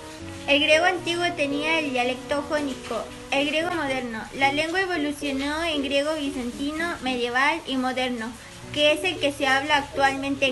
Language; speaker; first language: Spanish; native; Spanish